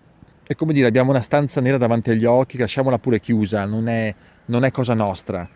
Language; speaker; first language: Italian; native; Italian